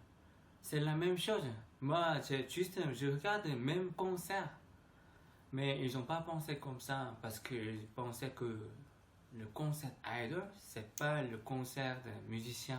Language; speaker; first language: French; non-native, learner; Korean